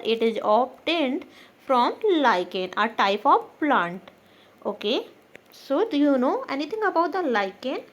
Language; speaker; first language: English; non-native, local second language; Hindi